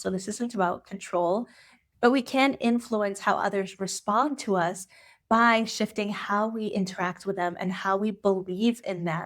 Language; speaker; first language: English; native; English